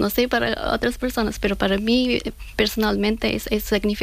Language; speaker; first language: Spanish; non-native, fluent; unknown